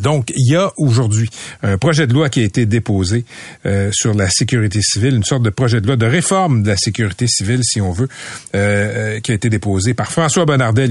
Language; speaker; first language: French; native; French